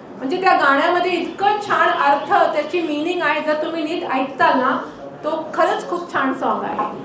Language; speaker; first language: Marathi; non-native, local second language; Punjabi